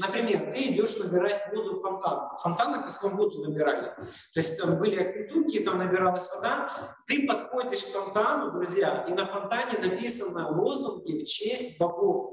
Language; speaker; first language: Russian; native; Russian